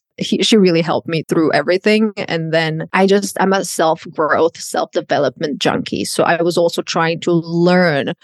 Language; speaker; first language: English; non-native, fluent; Croatian